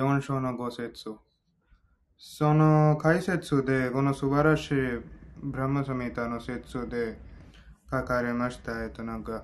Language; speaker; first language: Japanese; non-native, fluent; Hindi